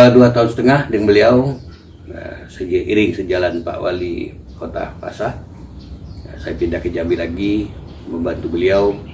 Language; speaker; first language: Indonesian; non-native, local second language; Minangkabau